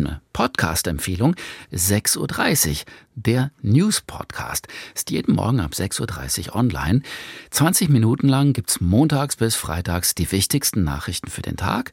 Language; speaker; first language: German; native; German